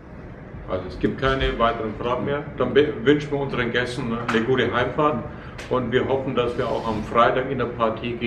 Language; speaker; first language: German; native; German